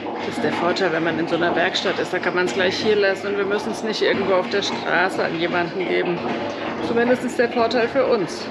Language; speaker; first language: German; native; German